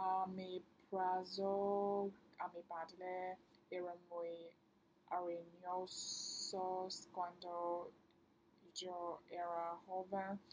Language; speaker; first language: Spanish; non-native, learner; Chinese